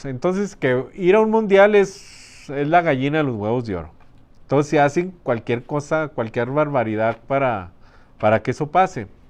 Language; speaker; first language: Spanish; native; Spanish